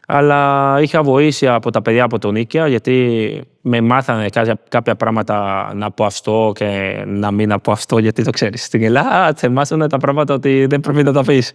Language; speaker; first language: Greek; non-native, learner; Spanish